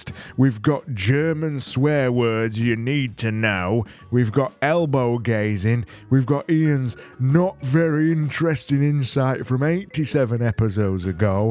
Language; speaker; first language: English; native; English